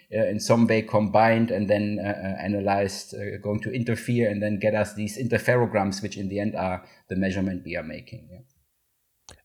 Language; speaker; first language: English; non-native, fluent; German